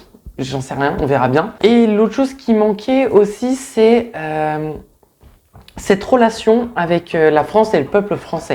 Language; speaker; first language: French; native; French